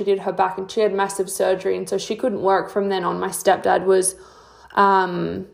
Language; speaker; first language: English; native; English